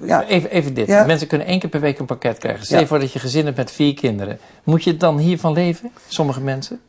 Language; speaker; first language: Dutch; native; Dutch